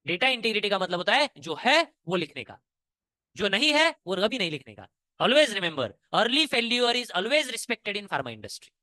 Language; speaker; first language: Hindi; non-native, local second language; Marathi